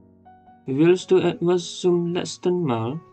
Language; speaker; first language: German; non-native, learner; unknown